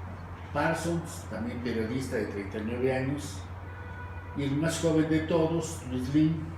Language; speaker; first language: Spanish; native; Spanish